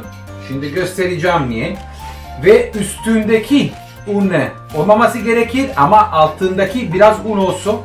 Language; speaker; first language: Turkish; non-native, fluent; Italian